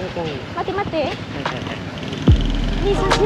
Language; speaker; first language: Japanese; non-native, learner; Vietnamese